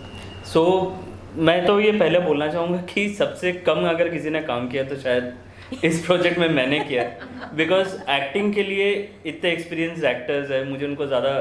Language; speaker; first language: Hindi; non-native, local second language; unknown